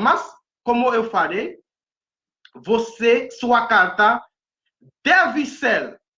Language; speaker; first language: Portuguese; non-native, fluent; Haitian Creole